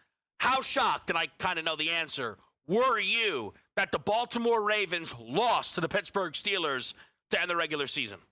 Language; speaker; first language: English; native; English